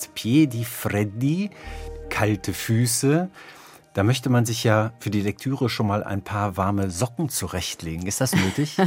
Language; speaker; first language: German; native; German